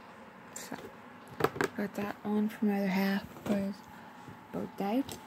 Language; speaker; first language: English; native; English